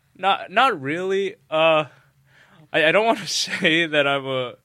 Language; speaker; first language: English; native; English